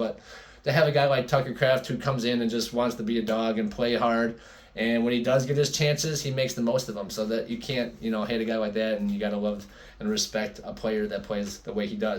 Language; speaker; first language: English; native; English